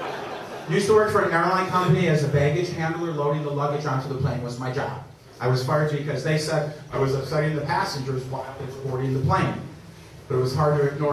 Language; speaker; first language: English; native; English